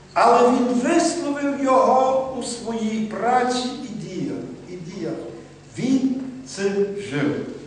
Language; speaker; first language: Ukrainian; native; Ukrainian